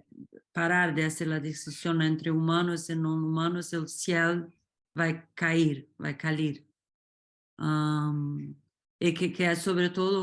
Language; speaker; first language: Spanish; non-native, fluent; Portuguese